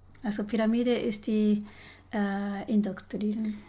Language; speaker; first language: German; non-native, learner; Japanese